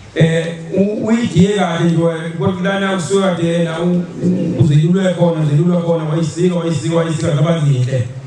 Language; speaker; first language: Zulu; native; Zulu